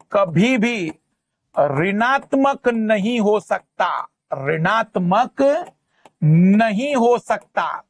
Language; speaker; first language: Hindi; native; Hindi